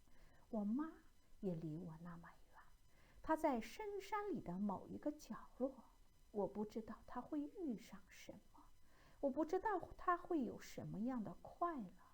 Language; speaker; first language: Chinese; native; Chinese